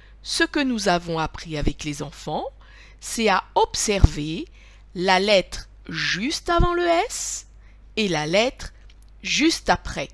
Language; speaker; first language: French; native; French